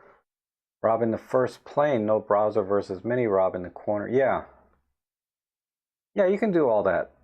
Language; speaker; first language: English; native; English